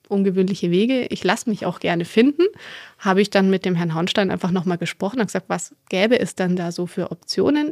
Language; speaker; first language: German; native; German